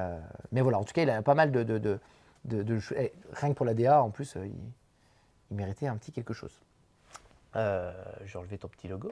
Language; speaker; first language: French; native; French